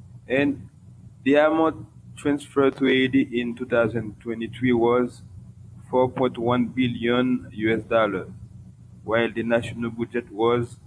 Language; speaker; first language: English; non-native, local second language; Haitian Creole